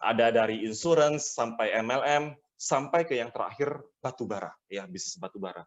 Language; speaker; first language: Indonesian; native; Indonesian